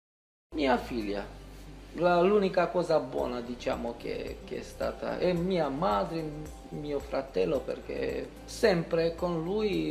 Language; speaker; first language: Italian; non-native, fluent; Romanian